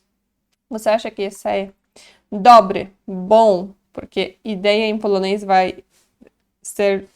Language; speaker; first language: Portuguese; non-native, fluent; Polish